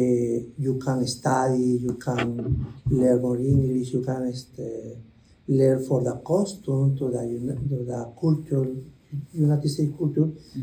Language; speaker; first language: English; non-native, learner; Spanish